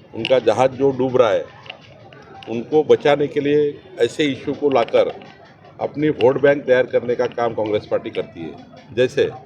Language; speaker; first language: Hindi; non-native, local second language; Marathi